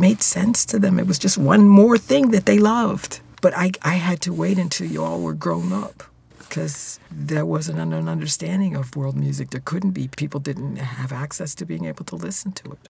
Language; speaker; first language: English; native; English